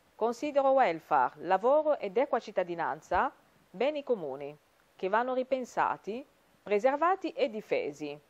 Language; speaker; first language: Italian; non-native, fluent; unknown